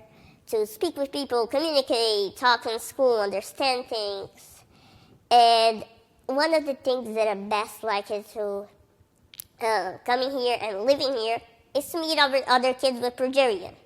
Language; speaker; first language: English; early bilingual, other home language; Portuguese